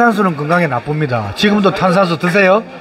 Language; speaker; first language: Korean; native; Korean